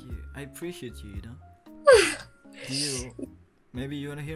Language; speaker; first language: English; non-native, fluent; Indonesian